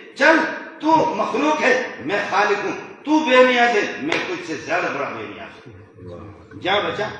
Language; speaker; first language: Urdu; non-native, local second language; Brahui